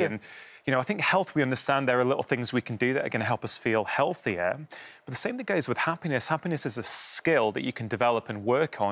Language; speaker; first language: English; native; English